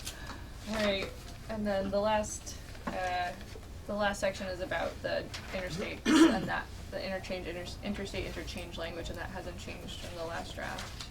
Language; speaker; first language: English; native; English